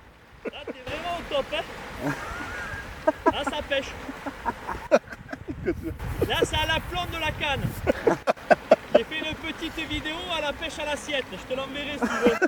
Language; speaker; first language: French; native; French